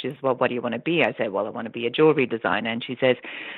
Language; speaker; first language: English; non-native, fluent; German